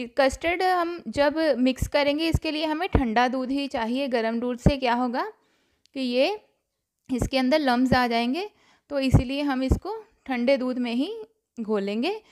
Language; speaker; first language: Hindi; non-native, local second language; Punjabi